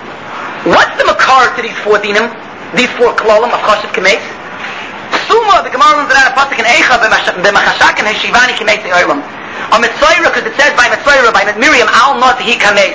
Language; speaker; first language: English; native; English